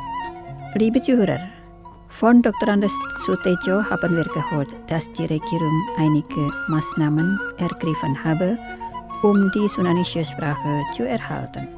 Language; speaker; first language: German; non-native, fluent; Indonesian